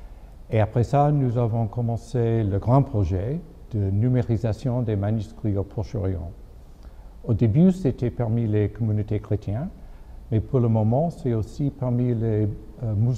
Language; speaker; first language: French; non-native, fluent; English